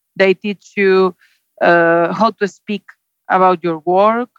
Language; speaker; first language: English; non-native, fluent; Spanish